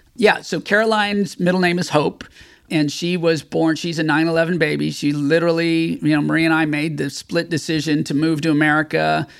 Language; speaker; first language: English; native; English